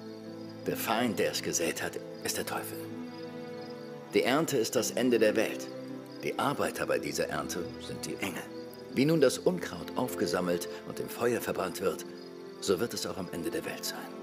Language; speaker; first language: German; native; German